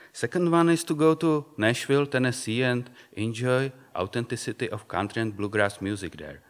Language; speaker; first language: English; non-native, fluent; Czech